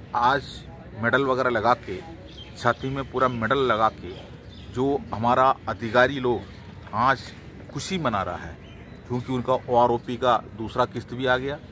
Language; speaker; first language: Hindi; non-native, local second language; Malayalam